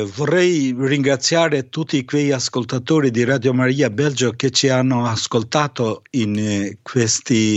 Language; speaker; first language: Italian; non-native, fluent; Albanian